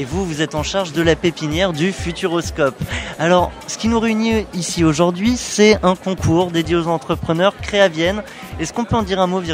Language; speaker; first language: French; native; French